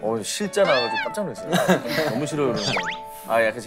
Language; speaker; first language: Korean; native; Korean